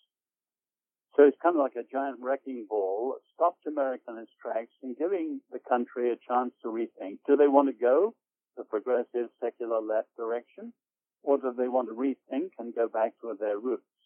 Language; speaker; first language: English; native; English